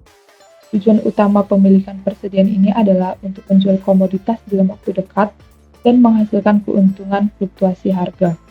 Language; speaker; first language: Indonesian; native; Indonesian